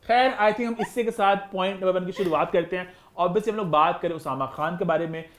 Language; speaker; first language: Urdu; native; Urdu